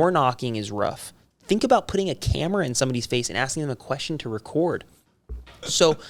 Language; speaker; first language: English; native; English